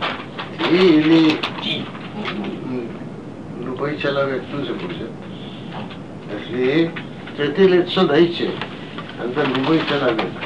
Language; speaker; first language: Russian; non-native, learner; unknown